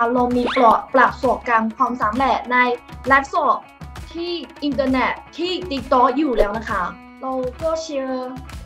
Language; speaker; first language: Thai; non-native, fluent; Chinese